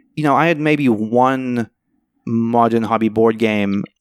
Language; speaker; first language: English; native; English